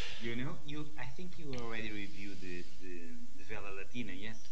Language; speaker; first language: English; non-native, learner; Portuguese